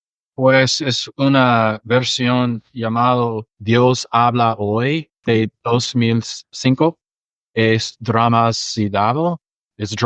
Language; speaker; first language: Spanish; non-native, fluent; English